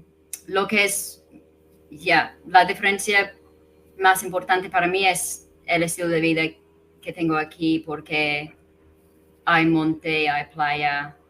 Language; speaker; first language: Spanish; non-native, fluent; English